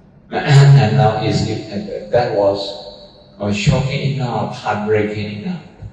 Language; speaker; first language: English; non-native, fluent; Burmese